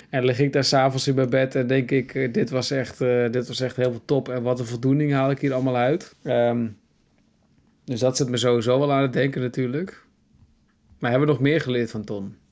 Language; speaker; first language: Dutch; native; Dutch